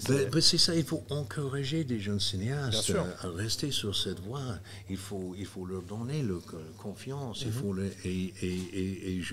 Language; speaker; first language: French; non-native, fluent; English